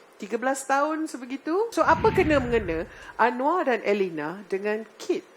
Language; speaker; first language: Malay; native; Malay